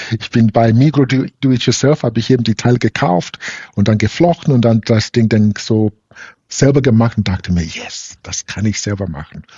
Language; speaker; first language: German; non-native, fluent; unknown